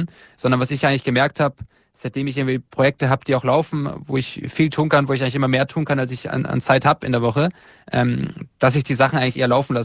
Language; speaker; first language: German; native; German